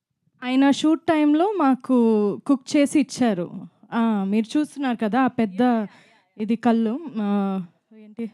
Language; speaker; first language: Telugu; non-native, fluent; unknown